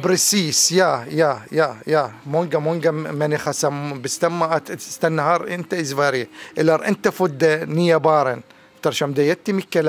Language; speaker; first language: Swedish; non-native, learner; Arabic